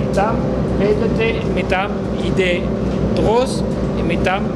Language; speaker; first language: Ukrainian; non-native, fluent; French